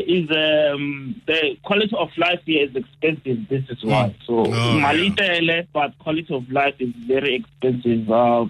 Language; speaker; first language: English; non-native, local second language; Tsonga